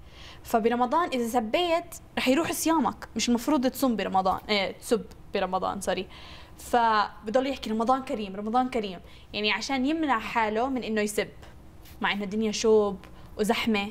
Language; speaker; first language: Arabic; native; Arabic